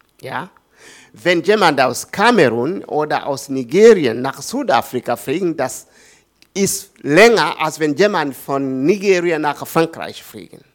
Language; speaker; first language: German; non-native, learner; Swahili